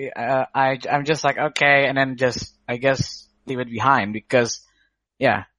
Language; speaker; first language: English; non-native, fluent; Indonesian